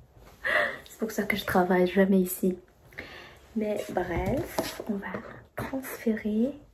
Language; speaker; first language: French; non-native, fluent; Vietnamese